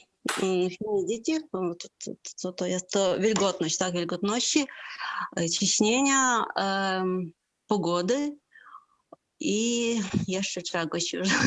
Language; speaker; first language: Polish; non-native, fluent; Ukrainian